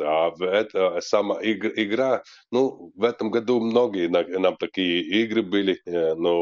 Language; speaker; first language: Russian; non-native, local second language; Latvian